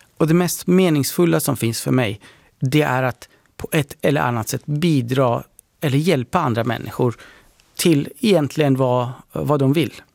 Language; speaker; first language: Swedish; early bilingual, other home language; Persian